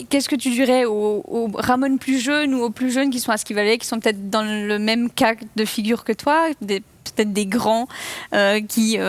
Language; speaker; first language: French; native; French